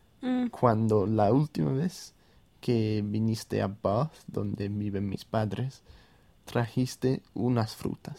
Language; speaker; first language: Spanish; non-native, fluent; English